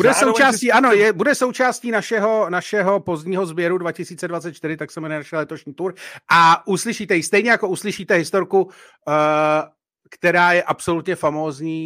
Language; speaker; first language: Czech; native; Czech